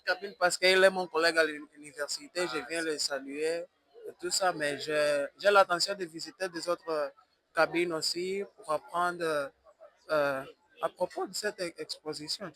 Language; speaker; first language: French; non-native, learner; Portuguese